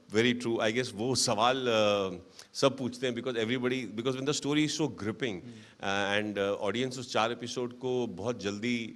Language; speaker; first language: Hindi; native; Hindi